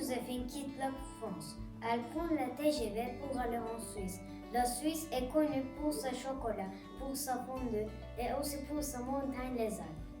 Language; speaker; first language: French; non-native, learner; Turkish